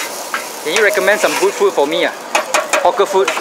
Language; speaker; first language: English; non-native, local second language; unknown